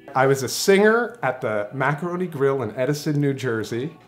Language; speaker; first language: English; native; English